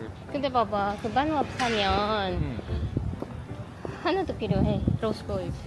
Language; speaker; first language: Korean; non-native, learner; Filipino